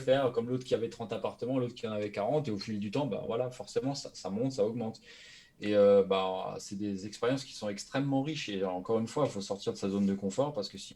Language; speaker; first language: French; native; French